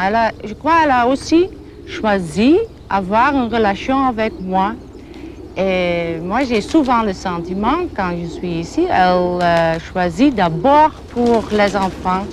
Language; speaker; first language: French; non-native, fluent; German